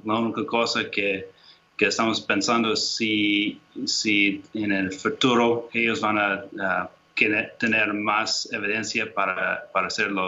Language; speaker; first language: Spanish; non-native, fluent; English